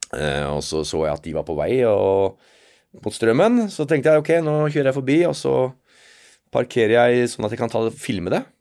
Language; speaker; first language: Norwegian; native; Norwegian